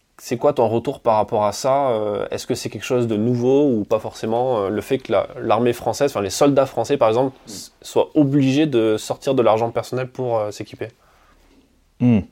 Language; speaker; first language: French; native; French